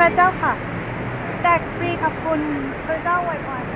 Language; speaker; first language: Thai; native; Thai